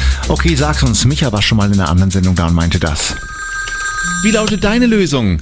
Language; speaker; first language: German; native; German